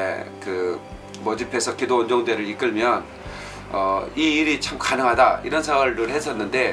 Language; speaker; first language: Korean; native; Korean